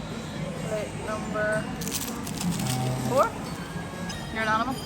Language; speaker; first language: English; native; English